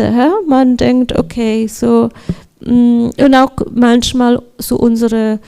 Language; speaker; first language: German; non-native, learner; English